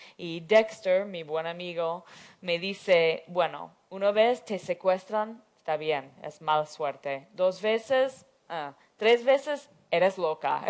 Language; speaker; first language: Spanish; non-native, fluent; English